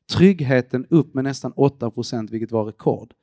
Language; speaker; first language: Swedish; early bilingual, other home language; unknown